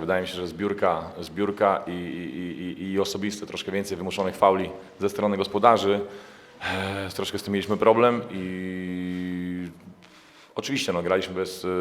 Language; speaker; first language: Polish; native; Polish